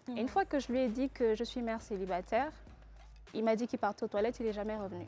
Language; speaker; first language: French; non-native, local second language; Fang